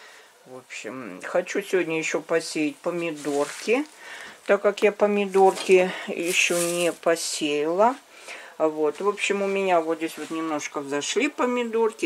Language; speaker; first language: Russian; native; Russian